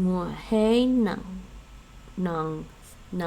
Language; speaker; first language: Vietnamese; non-native, learner; English